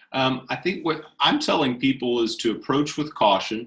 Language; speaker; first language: English; native; English